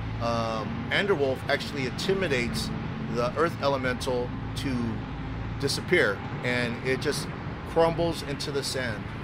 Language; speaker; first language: English; native; English